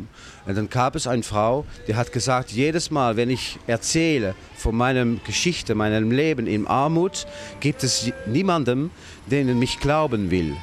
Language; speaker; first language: German; non-native, fluent; Dutch